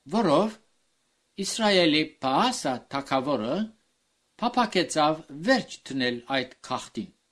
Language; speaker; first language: Armenian; native; Armenian